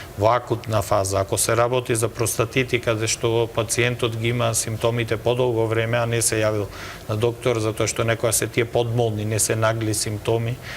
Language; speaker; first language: Macedonian; native; Macedonian